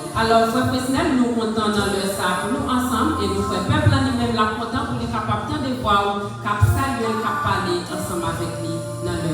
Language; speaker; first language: French; non-native, local second language; Haitian Creole